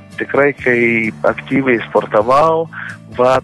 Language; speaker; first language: Lithuanian; early bilingual, heritage; Kazakh